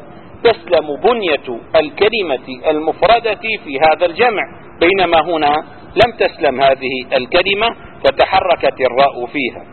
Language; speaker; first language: Arabic; native; Arabic